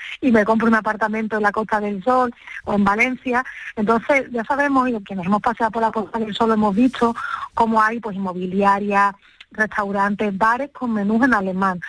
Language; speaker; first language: Spanish; native; Spanish